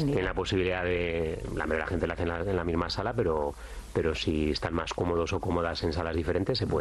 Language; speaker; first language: Spanish; native; Spanish